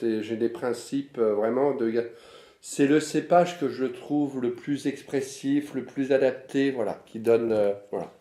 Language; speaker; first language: French; native; French